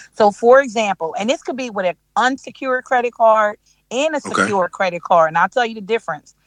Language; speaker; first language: English; native; English